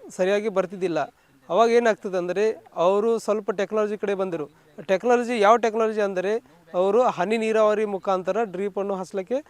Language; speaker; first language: Kannada; non-native, local second language; Marathi